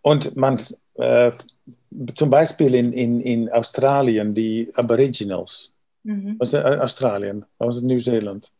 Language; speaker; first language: German; non-native, learner; Dutch